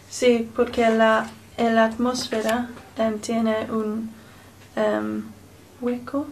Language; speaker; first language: Spanish; non-native, learner; English